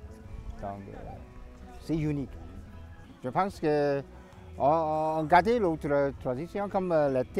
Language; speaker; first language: French; non-native, fluent; Cantonese